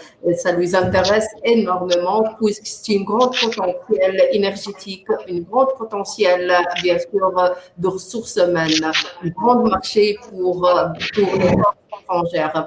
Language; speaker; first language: French; non-native, local second language; Arabic